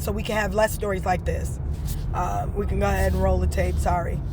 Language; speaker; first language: English; native; English